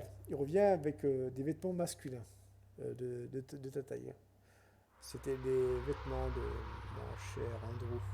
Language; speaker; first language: French; native; French